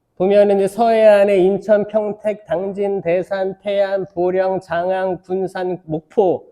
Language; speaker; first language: Korean; native; Korean